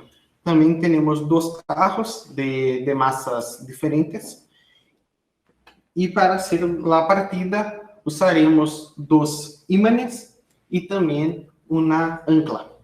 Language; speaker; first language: Spanish; non-native, fluent; Portuguese